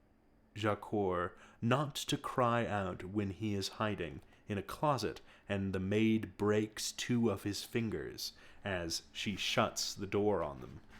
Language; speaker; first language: English; native; English